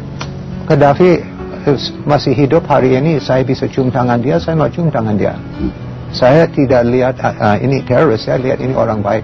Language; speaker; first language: Indonesian; non-native, learner; English